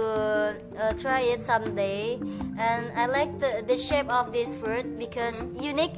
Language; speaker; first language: English; non-native, fluent; Indonesian